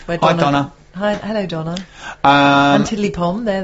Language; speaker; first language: English; native; English